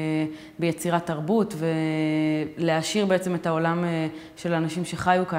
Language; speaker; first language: Hebrew; native; Hebrew